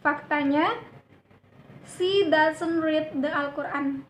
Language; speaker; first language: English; non-native, learner; Indonesian